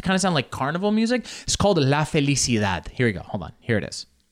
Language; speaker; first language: English; early bilingual, other home language; Spanish